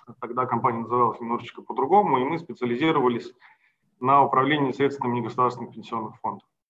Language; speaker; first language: Russian; native; Russian